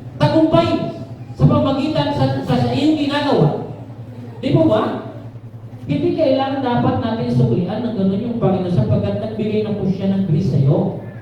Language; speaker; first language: Filipino; non-native, local second language; Bikol